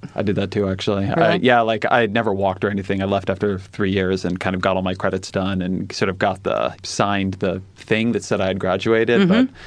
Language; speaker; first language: English; native; English